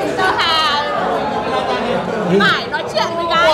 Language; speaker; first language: Vietnamese; non-native, fluent; Lao